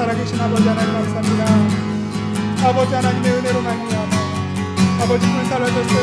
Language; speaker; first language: Korean; native; Korean